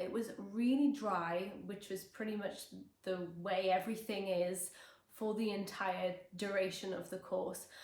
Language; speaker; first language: English; native; English